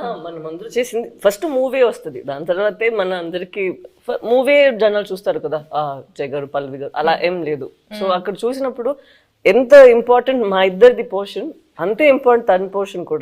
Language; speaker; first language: Telugu; non-native, fluent; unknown